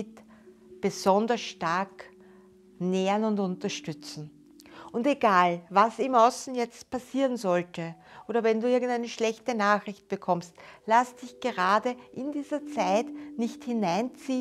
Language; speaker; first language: German; native; German